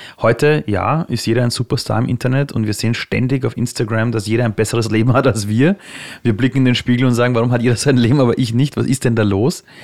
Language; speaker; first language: German; early bilingual, other home language; Persian